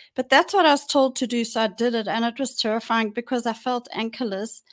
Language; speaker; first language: English; native; English